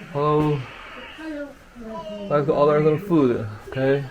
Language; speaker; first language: English; non-native, learner; Chinese